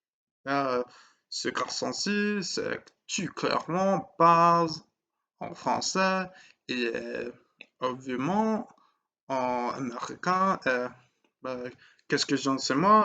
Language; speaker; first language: French; non-native, learner; English